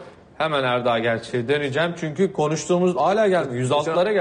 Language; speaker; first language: Turkish; native; Turkish